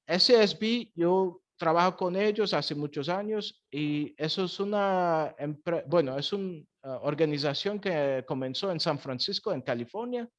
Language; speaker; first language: Spanish; non-native, fluent; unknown